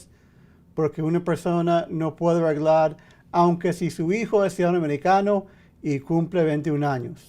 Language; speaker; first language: Spanish; early bilingual, heritage; English